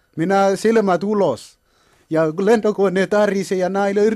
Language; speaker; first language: Finnish; non-native, learner; Kalenjin